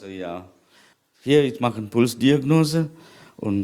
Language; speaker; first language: German; non-native, learner; Sinhala